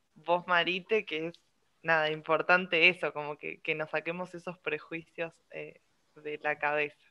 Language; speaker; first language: Spanish; native; Spanish